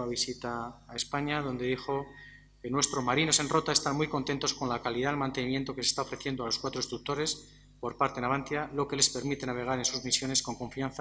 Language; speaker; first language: Spanish; native; Spanish